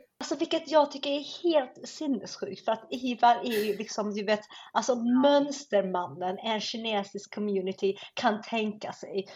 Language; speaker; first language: Swedish; early bilingual, other home language; Chinese